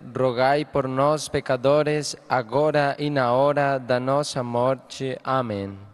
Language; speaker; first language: Portuguese; non-native, learner; Spanish